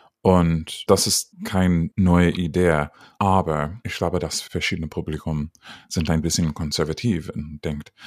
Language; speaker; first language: German; non-native, learner; English